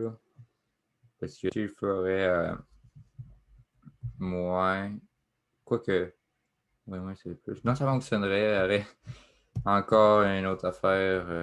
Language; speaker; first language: French; native; French